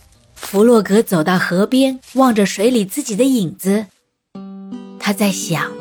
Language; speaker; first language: Chinese; native; Chinese